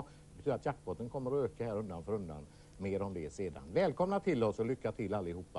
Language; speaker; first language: Swedish; native; Swedish